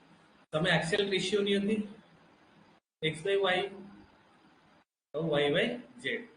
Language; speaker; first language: Hindi; non-native, local second language; Odia